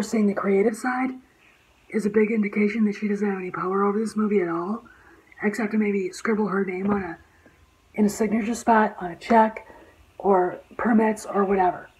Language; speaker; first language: English; native; English